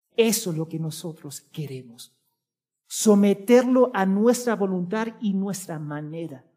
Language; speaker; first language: Spanish; early bilingual, heritage; Spanish